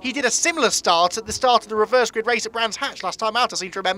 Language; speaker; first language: English; native; English